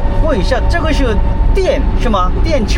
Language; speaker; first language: Chinese; non-native, fluent; Korean